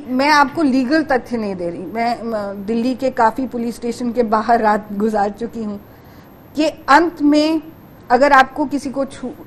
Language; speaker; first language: Hindi; native; Hindi